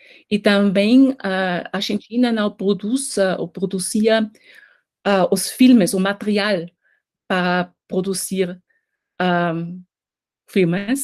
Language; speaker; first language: Portuguese; non-native, fluent; German